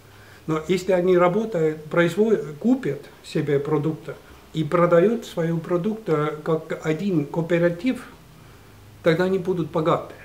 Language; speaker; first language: Russian; non-native, local second language; Estonian